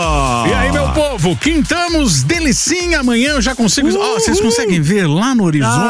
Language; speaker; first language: Portuguese; native; Portuguese